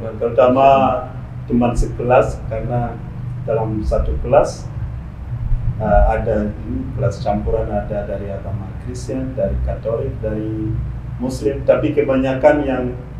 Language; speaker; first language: Indonesian; non-native, fluent; Rundi